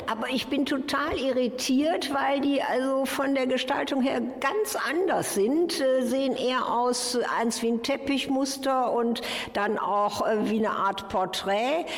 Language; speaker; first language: German; native; German